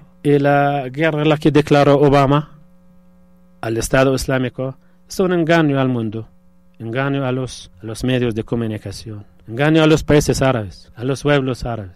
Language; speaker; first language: Spanish; non-native, fluent; Arabic